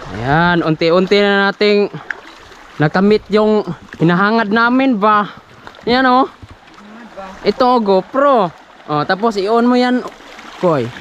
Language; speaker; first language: Filipino; non-native, local second language; Cebuano